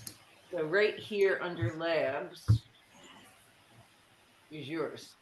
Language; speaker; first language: English; native; English